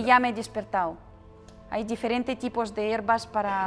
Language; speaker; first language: Spanish; non-native, learner; Russian